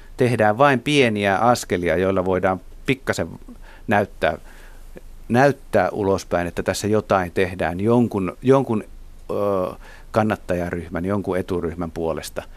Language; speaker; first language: Finnish; native; Finnish